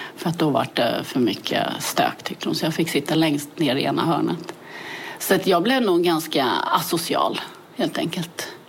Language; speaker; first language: Swedish; early bilingual, other home language; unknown